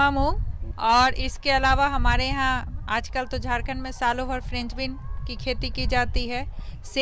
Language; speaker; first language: Hindi; native; Hindi